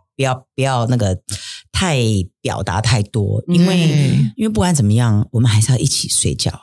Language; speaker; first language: Chinese; early bilingual, heritage; Chinese